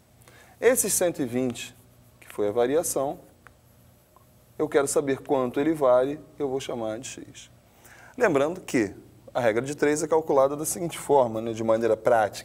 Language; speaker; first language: Portuguese; native; Portuguese